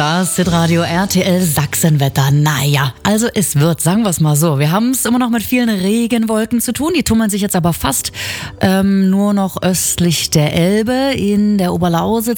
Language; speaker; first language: German; native; German